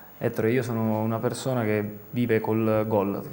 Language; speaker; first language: Italian; native; Italian